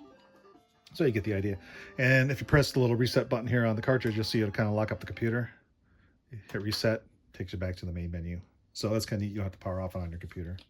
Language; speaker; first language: English; native; English